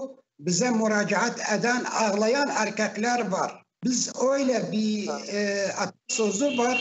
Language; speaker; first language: Turkish; non-native, fluent; Arabic